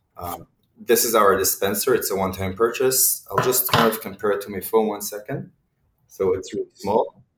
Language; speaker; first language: English; non-native, fluent; Hebrew